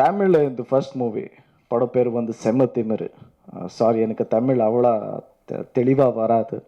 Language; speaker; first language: Tamil; non-native, learner; Kannada